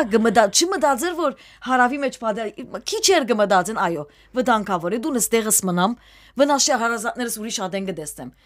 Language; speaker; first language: Armenian; early bilingual, heritage; Armenian